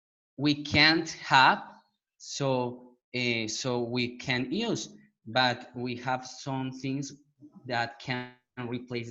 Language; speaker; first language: English; non-native, learner; Spanish